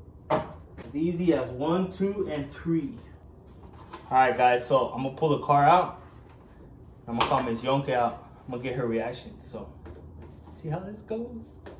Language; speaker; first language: English; early bilingual, other home language; Spanish